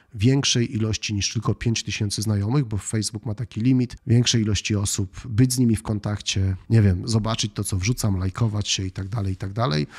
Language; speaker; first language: Polish; native; Polish